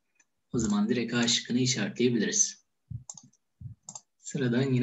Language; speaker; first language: Turkish; native; Turkish